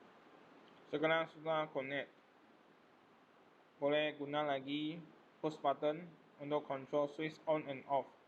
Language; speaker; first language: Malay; non-native, local second language; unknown